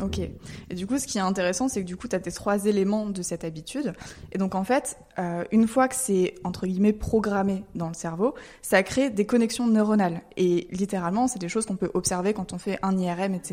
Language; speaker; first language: French; native; French